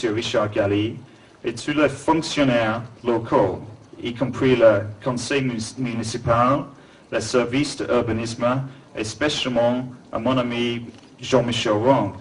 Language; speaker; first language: French; non-native, learner; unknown